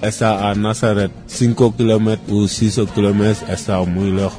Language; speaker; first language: Spanish; non-native, learner; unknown